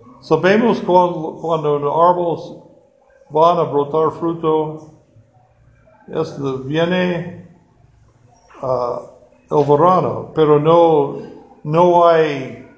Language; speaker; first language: Spanish; non-native, fluent; English